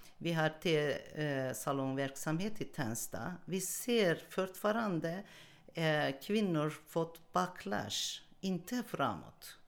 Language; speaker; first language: Swedish; non-native, learner; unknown